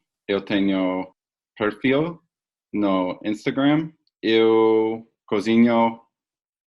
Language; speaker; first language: Portuguese; non-native, learner; English